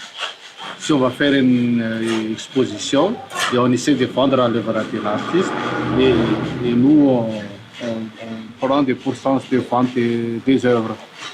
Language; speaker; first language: French; non-native, local second language; Malagasy